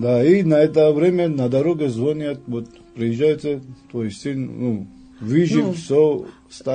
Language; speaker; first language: Russian; non-native, fluent; Georgian